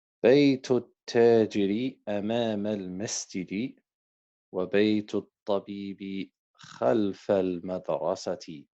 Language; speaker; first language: Arabic; non-native, fluent; English